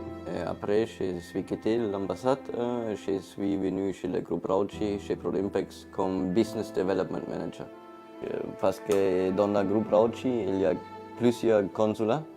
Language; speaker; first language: French; non-native, fluent; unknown